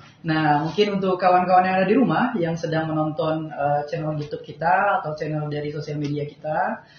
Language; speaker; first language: Indonesian; native; Indonesian